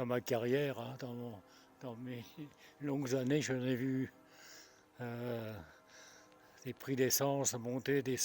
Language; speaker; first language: French; native; French